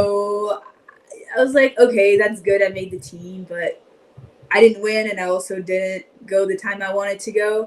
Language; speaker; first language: English; non-native, fluent; French